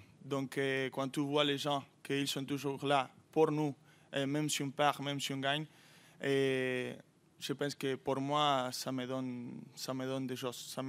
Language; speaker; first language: French; non-native, fluent; Spanish